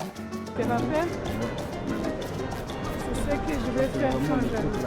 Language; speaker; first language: French; non-native, local second language; Kinyarwanda